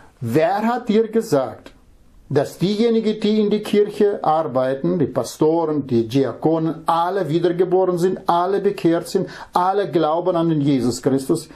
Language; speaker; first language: German; non-native, fluent; Russian